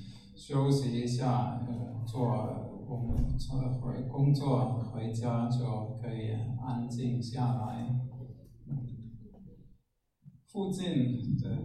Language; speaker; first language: Chinese; non-native, fluent; German